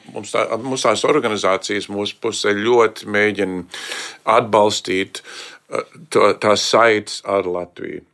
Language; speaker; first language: Latvian; early bilingual, heritage; Latvian